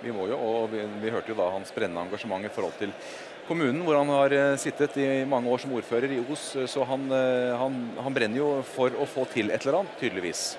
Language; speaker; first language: Norwegian; native; Norwegian